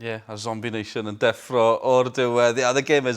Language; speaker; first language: Welsh; native; Welsh